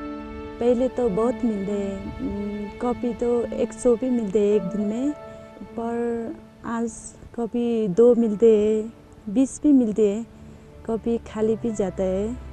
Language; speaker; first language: Hindi; non-native, learner; Nepali